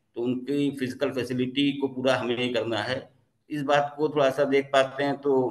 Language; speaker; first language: Hindi; native; Hindi